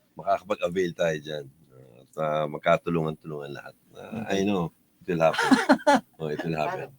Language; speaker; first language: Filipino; non-native, local second language; Iloko